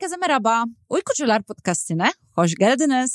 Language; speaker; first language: Turkish; non-native, fluent; Polish